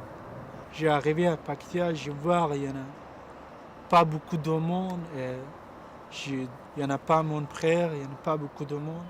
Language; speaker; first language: French; non-native, learner; Pashto